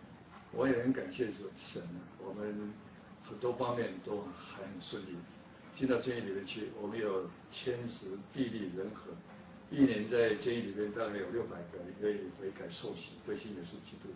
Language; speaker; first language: Chinese; native; Chinese